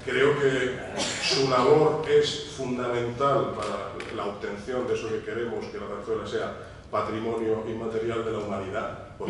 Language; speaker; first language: Spanish; native; Spanish